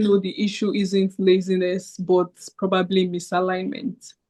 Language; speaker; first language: English; native; English